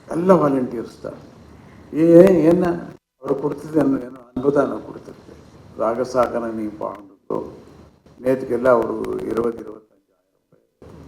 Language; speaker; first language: Tamil; non-native, fluent; Kannada